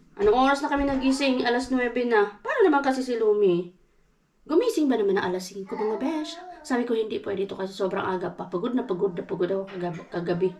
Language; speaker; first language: Filipino; non-native, local second language; Cebuano